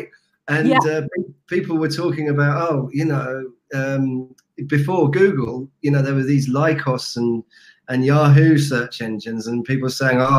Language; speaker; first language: English; native; English